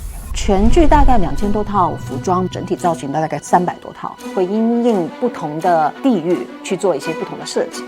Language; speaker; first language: Chinese; native; Chinese